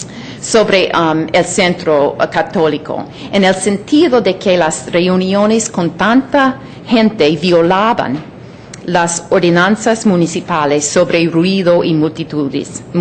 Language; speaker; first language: Spanish; non-native, fluent; English